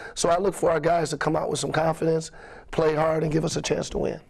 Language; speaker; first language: English; native; English